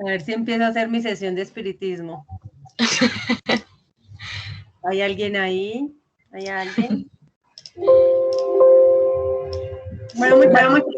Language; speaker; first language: Spanish; native; Spanish